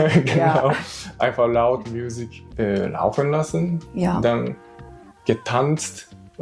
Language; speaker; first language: German; non-native, learner; Japanese